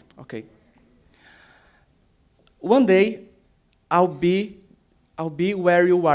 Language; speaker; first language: English; non-native, learner; Portuguese